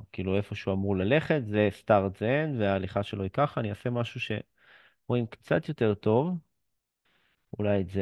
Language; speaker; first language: Hebrew; native; Hebrew